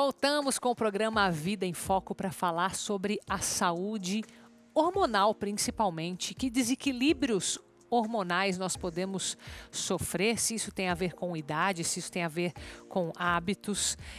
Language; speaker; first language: Portuguese; native; Portuguese